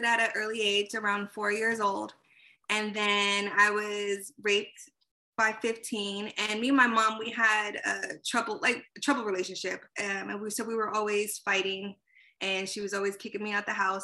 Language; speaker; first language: English; native; English